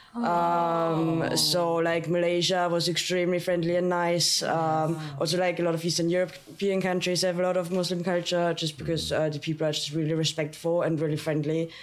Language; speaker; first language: English; non-native, fluent; German